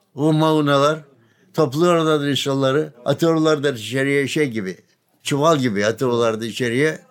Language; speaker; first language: Turkish; non-native, local second language; Greek